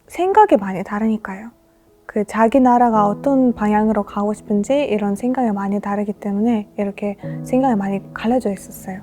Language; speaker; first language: Korean; non-native, fluent; Russian